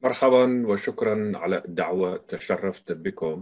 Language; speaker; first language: Arabic; non-native, fluent; German